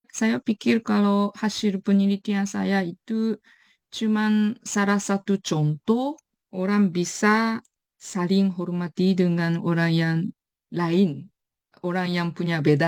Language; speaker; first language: Indonesian; non-native, fluent; Japanese